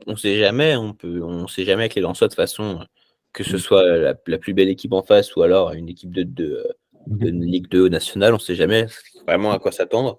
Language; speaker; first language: French; native; French